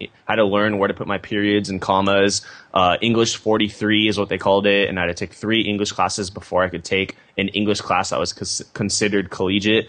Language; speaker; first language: English; native; English